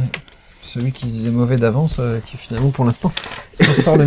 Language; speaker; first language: French; native; French